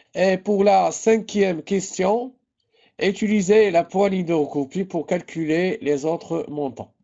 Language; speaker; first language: French; non-native, local second language; Arabic